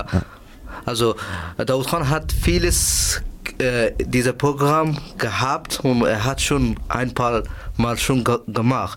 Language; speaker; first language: German; non-native, learner; Persian